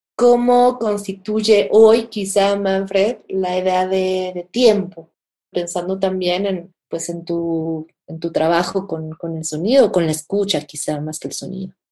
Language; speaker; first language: Spanish; native; Spanish